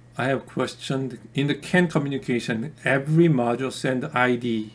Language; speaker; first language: English; non-native, fluent; Korean